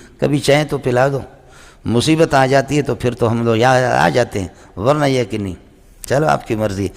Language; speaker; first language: Urdu; non-native, local second language; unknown